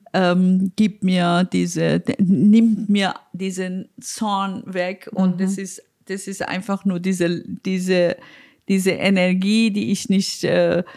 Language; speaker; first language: German; non-native, fluent; Persian